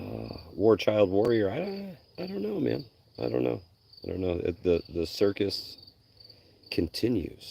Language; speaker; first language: English; native; English